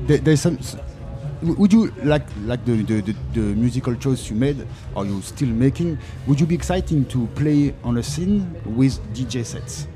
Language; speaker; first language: English; non-native, learner; French